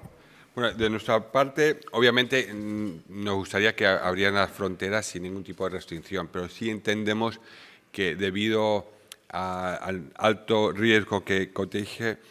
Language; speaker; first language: Spanish; non-native, fluent; English